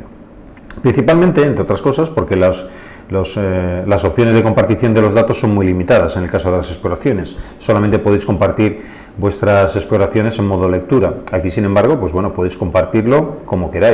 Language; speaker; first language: Spanish; native; Spanish